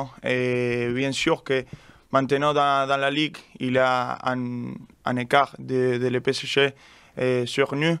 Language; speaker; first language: French; non-native, learner; Spanish